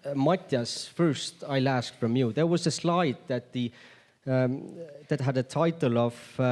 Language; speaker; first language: English; non-native, fluent; Estonian